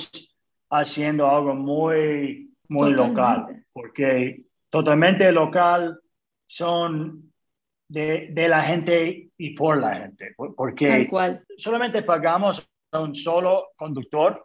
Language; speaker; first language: Spanish; early bilingual, other home language; English